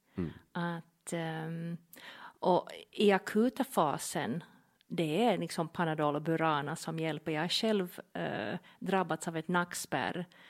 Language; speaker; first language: Swedish; non-native, fluent; English